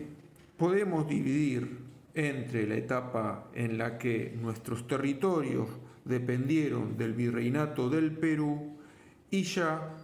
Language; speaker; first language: Spanish; native; Spanish